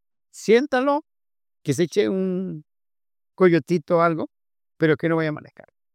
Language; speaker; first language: Spanish; native; Spanish